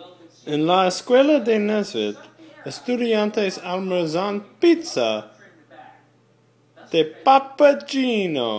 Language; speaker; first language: Spanish; non-native, learner; English